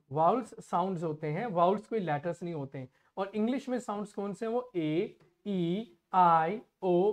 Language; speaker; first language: Hindi; non-native, local second language; Punjabi